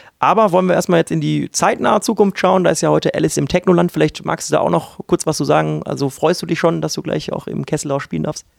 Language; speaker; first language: German; native; German